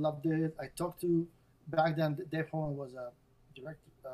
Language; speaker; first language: English; non-native, fluent; Russian